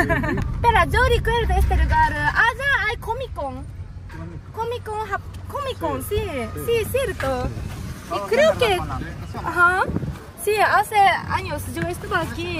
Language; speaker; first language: Spanish; non-native, learner; Japanese